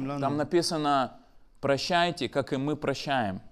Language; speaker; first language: Russian; native; Russian